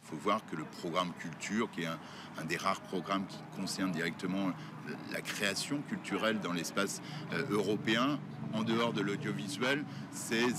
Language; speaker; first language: French; native; French